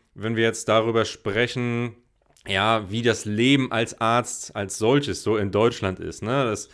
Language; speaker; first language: German; native; German